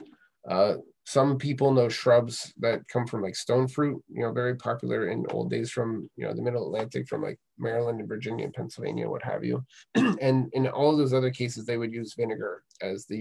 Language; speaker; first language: English; native; English